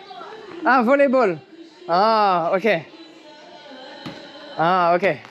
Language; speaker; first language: English; non-native, learner; French